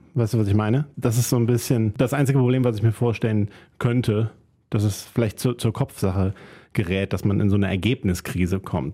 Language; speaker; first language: German; native; German